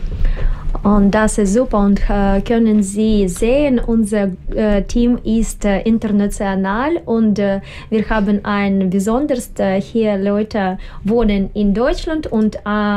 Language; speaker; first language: German; non-native, learner; Russian